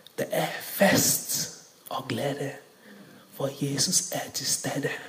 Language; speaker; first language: Norwegian; non-native, fluent; Yoruba